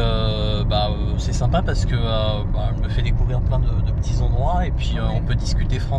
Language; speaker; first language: French; native; French